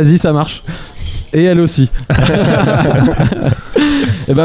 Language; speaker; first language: French; native; French